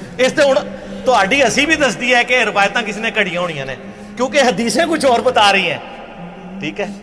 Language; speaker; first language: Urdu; non-native, local second language; Punjabi